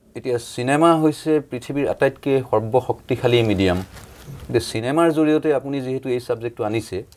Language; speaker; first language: Assamese; native; Assamese